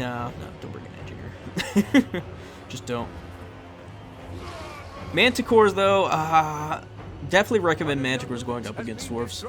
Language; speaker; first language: English; native; English